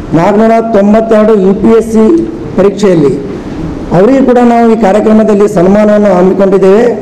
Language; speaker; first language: Kannada; non-native, local second language; Lambadi